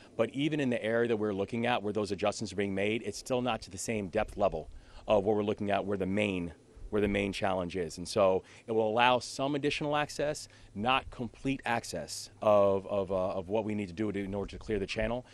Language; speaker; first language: English; native; English